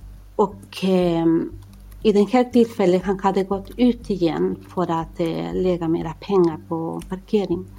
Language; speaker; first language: Swedish; non-native, fluent; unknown